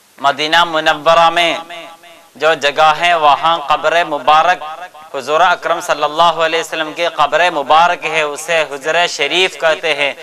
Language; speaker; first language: Urdu; non-native, local second language; Malayalam